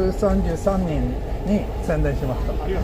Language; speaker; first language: Japanese; non-native, fluent; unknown